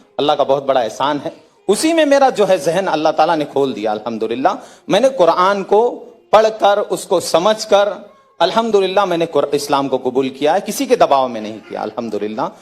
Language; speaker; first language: Hindi; native; Hindi